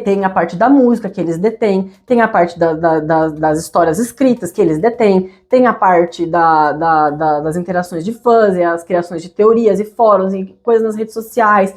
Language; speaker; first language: Portuguese; native; Portuguese